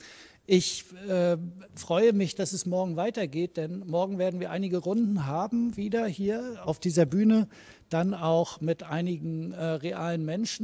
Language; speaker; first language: German; native; German